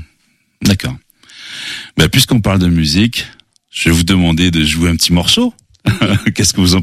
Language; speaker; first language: French; native; French